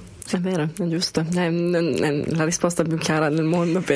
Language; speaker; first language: Italian; native; Italian